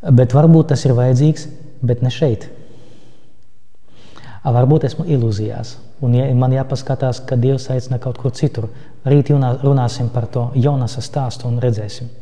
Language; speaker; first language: Latvian; non-native, local second language; Russian